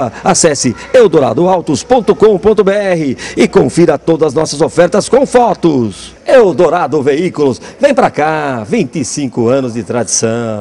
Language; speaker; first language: Portuguese; native; Portuguese